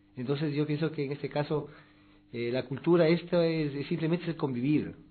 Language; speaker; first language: Spanish; native; Spanish